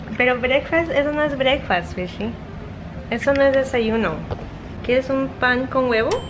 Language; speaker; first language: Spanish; early bilingual, heritage; Spanish